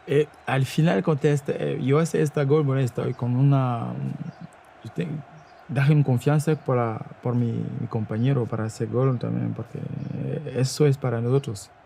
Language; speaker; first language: Spanish; non-native, learner; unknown